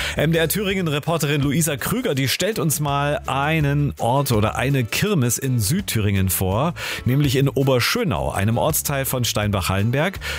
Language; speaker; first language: German; native; German